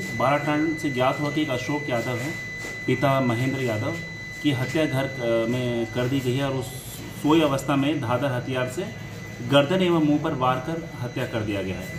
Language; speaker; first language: Hindi; native; Hindi